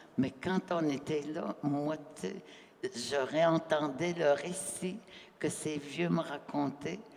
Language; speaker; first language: French; non-native, local second language; Innu-aimun